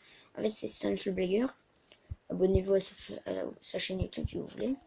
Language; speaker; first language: French; native; French